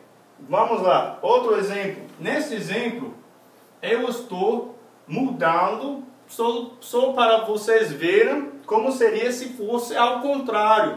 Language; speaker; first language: Portuguese; non-native, fluent; English